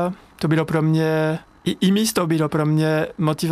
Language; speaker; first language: Czech; non-native, fluent; French